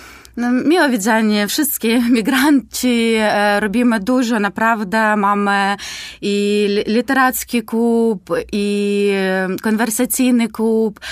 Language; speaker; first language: Polish; non-native, learner; Ukrainian